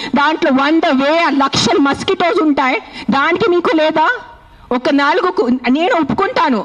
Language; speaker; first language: Telugu; non-native, fluent; Marathi